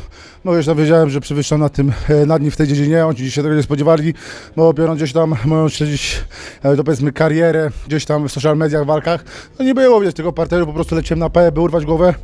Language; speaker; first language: Polish; native; Polish